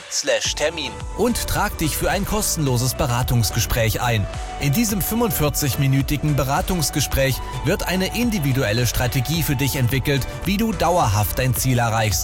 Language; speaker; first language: German; native; German